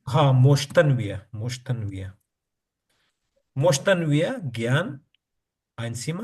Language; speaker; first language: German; non-native, fluent; Urdu